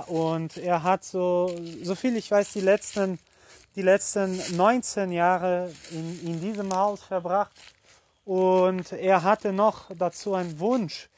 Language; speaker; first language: German; early bilingual, heritage; Portuguese